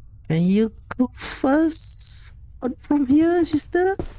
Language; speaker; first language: English; non-native, local second language; Malay